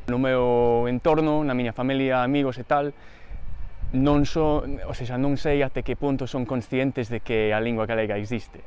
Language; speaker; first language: Galician; non-native, fluent; English